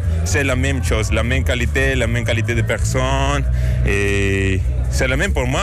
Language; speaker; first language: French; non-native, learner; Spanish